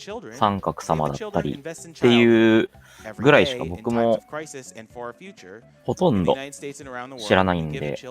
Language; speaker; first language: Japanese; native; Japanese